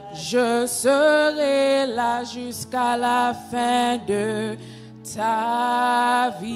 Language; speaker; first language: French; early bilingual, heritage; French